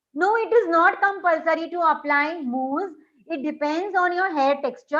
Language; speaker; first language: English; non-native, local second language; Gujarati